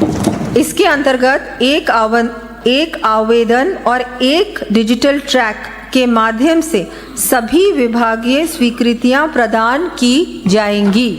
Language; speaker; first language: Hindi; native; Hindi